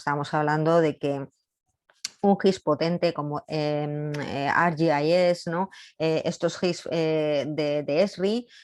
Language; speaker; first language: Spanish; native; Spanish